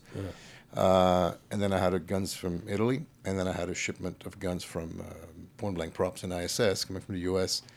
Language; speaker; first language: English; early bilingual, other home language; French